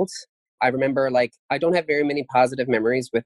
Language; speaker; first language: English; native; English